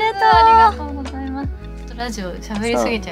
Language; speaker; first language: Japanese; native; Japanese